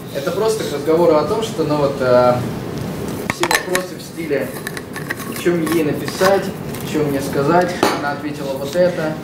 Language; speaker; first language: Russian; native; Russian